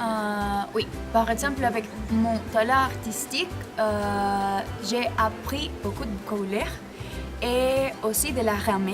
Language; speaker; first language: French; non-native, learner; Spanish